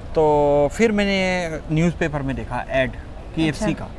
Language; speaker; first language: Hindi; native; Hindi